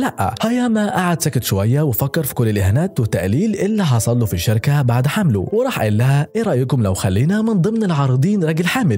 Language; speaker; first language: Arabic; native; Arabic